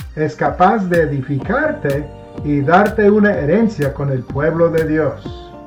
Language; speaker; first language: Spanish; non-native, fluent; English